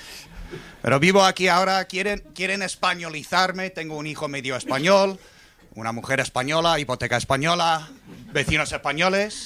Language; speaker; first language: Spanish; non-native, fluent; English